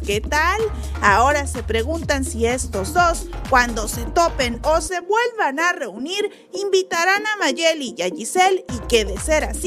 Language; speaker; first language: Spanish; native; Spanish